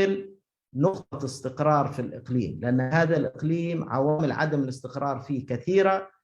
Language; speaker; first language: Arabic; native; Arabic